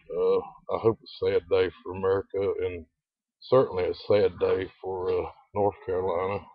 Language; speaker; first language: English; native; English